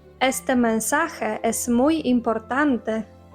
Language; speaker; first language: Spanish; non-native, fluent; Polish